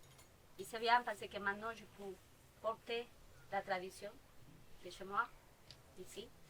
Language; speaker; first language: French; non-native, fluent; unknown